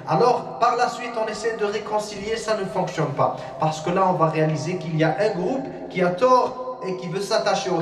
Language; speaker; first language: French; non-native, local second language; Arabic